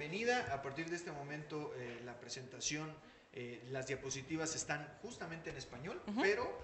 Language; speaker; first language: Spanish; native; Spanish